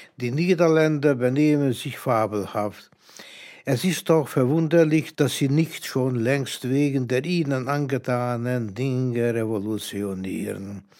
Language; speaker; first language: German; non-native, fluent; Hungarian